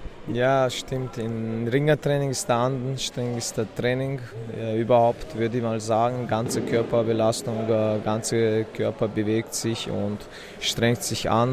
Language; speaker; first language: German; non-native, fluent; Chechen